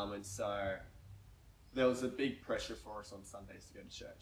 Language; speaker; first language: English; native; English